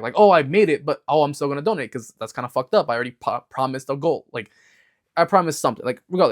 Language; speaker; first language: English; native; English